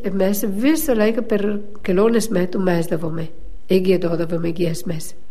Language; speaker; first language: Lithuanian; non-native, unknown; Italian